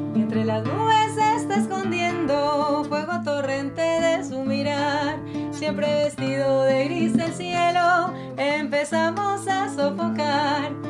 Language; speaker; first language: French; non-native, fluent; Spanish